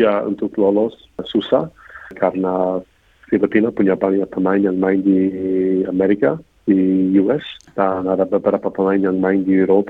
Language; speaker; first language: Indonesian; non-native, fluent; English